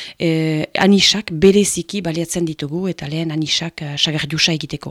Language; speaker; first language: Basque; native; Basque